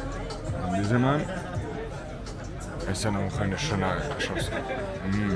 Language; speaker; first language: German; non-native, learner; Slovak